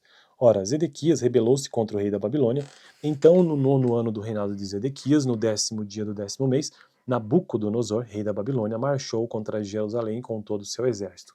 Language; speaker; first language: Portuguese; native; Portuguese